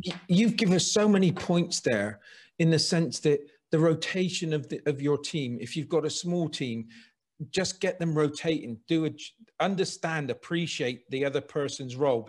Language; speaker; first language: English; native; English